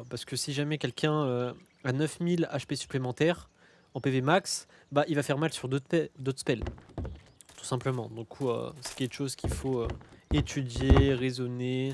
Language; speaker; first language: French; native; French